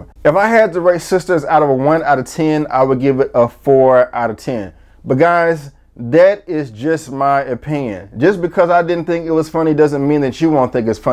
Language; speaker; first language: English; native; English